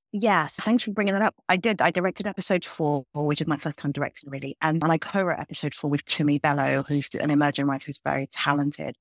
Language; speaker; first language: English; native; English